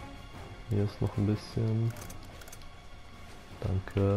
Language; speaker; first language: German; native; German